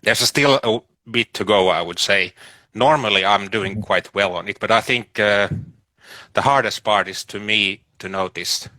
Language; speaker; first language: English; non-native, fluent; Finnish